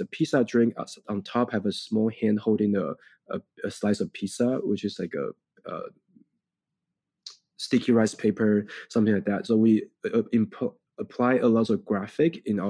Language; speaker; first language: English; non-native, fluent; Chinese